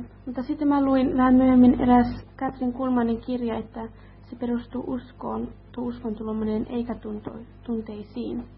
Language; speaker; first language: Finnish; early bilingual, heritage; Finnish